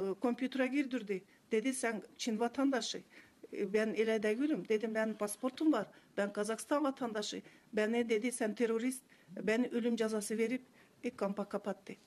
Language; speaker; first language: Turkish; non-native, learner; Kazakh